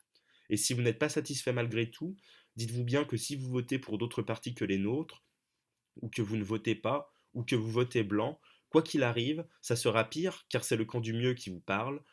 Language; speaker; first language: French; native; French